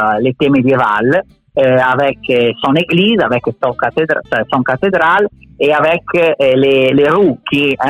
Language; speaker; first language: French; non-native, learner; Italian